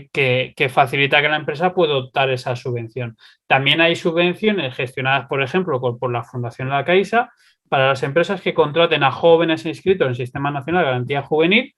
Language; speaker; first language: Spanish; native; Spanish